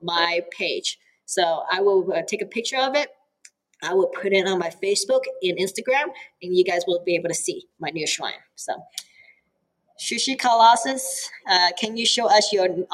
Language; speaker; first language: English; early bilingual, other home language; Cantonese